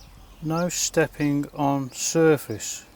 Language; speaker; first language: English; native; English